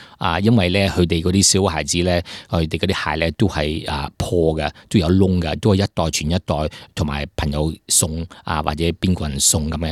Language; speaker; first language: Cantonese; early bilingual, heritage; Cantonese